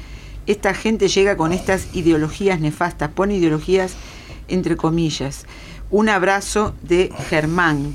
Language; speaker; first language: Spanish; native; Spanish